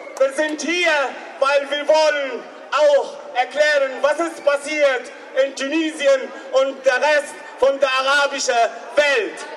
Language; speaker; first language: German; non-native, learner; Arabic